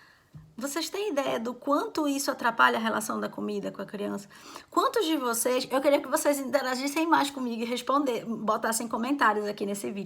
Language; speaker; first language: Portuguese; native; Portuguese